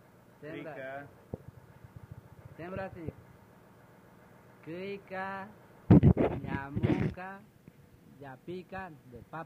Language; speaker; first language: Spanish; non-native, local second language; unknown